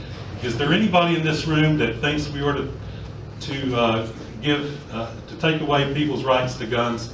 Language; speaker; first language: English; native; English